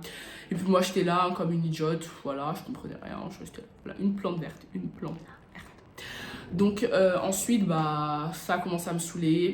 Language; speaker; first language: French; native; French